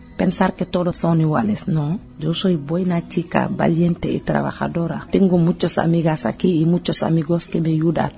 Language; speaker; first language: Spanish; non-native, learner; Wolof